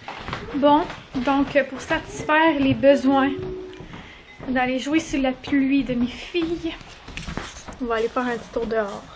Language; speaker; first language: French; native; French